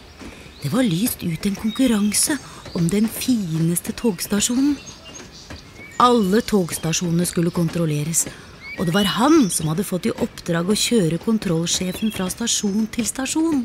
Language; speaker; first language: Norwegian; native; Norwegian